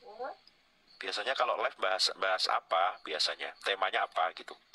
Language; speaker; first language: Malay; non-native, local second language; Javanese